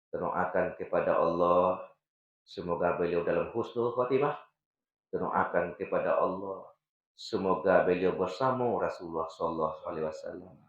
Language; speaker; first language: Malay; non-native, local second language; Minangkabau